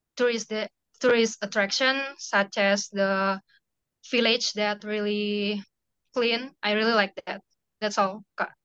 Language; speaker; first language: English; non-native, fluent; Indonesian